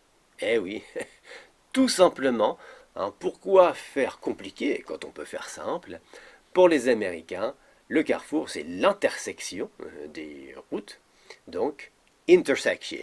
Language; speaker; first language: French; native; French